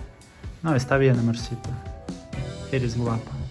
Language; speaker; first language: Spanish; non-native, learner; Russian